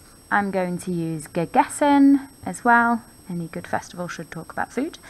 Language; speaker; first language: English; native; English